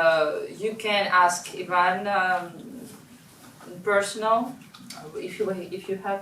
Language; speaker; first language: English; non-native, learner; Russian